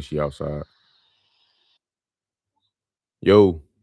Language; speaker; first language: English; native; English